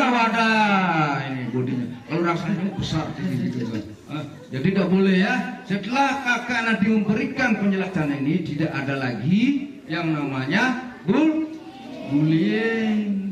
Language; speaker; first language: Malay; non-native, local second language; Balinese